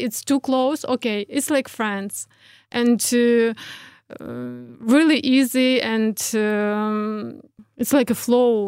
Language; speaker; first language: English; non-native, fluent; Ukrainian